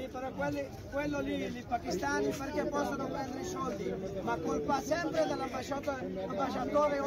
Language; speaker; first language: Italian; non-native, fluent; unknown